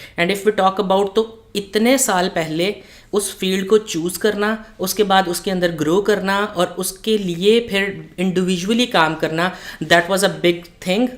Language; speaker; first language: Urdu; native; Urdu